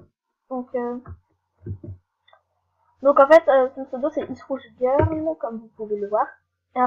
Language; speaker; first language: French; native; French